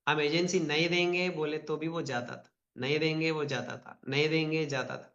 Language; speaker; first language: Hindi; non-native, local second language; Telugu